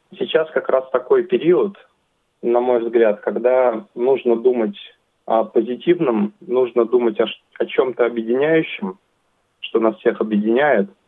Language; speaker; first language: Russian; native; Russian